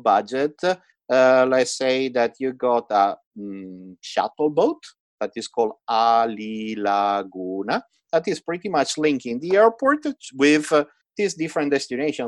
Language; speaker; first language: English; non-native, fluent; Italian